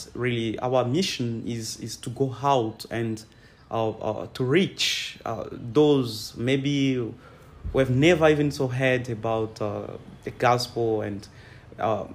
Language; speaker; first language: English; non-native, fluent; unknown